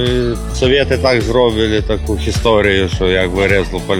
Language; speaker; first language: Polish; non-native, learner; Ukrainian